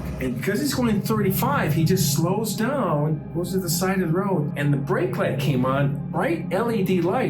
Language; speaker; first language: English; native; English